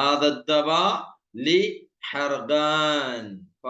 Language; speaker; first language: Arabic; non-native, fluent; Malayalam